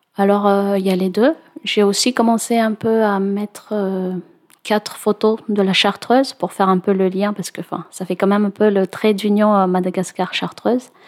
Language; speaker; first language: French; non-native, local second language; Malagasy